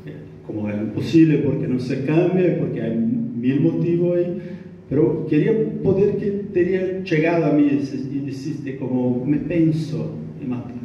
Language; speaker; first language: Spanish; non-native, learner; Portuguese